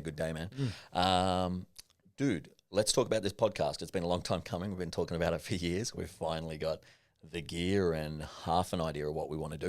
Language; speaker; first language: English; native; English